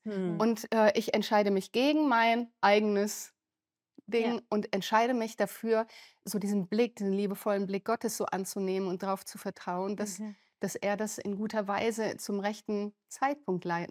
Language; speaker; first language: German; native; German